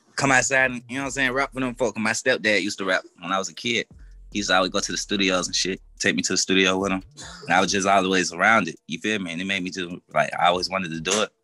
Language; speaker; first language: English; native; English